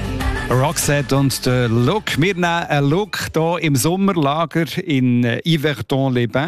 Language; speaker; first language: German; native; German